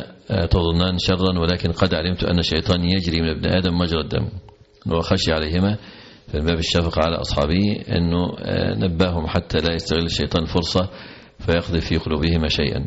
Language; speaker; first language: Arabic; native; Arabic